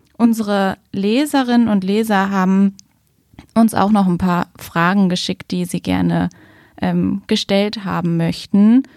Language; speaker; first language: German; native; German